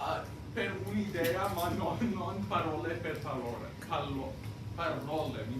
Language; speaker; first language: Italian; non-native, learner; English